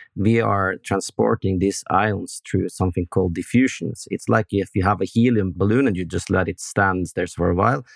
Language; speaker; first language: English; non-native, fluent; Norwegian